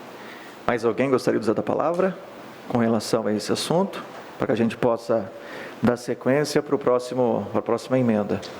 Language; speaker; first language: Portuguese; native; Portuguese